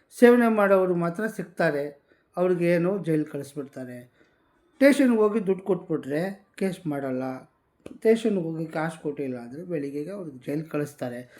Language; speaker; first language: Kannada; non-native, local second language; Gujarati